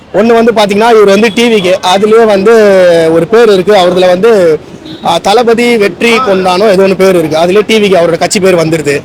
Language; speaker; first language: Tamil; native; Tamil